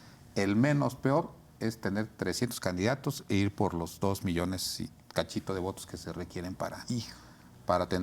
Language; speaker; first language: Spanish; native; Spanish